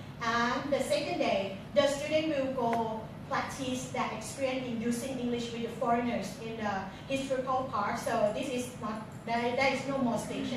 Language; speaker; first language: English; non-native, fluent; Thai